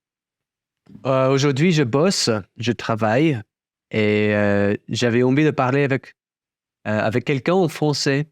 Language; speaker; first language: French; non-native, learner; English